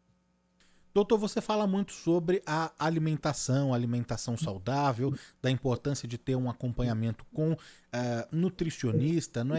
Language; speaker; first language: Portuguese; native; Portuguese